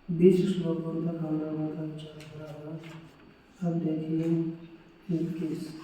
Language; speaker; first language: Hindi; non-native, local second language; Marathi